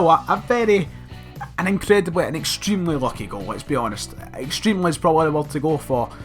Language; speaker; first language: English; native; English